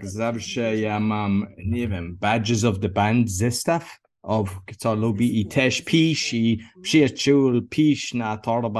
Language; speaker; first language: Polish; non-native, learner; English